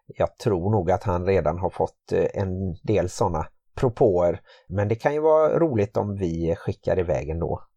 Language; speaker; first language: Swedish; native; Swedish